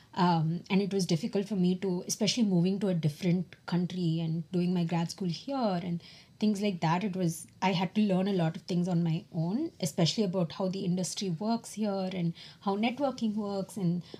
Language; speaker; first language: English; non-native, local second language; Tamil